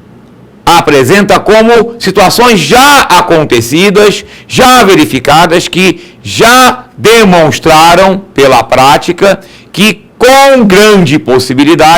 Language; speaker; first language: Portuguese; native; Portuguese